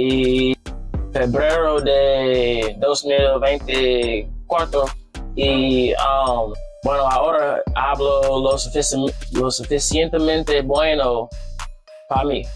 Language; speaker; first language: Spanish; non-native, learner; English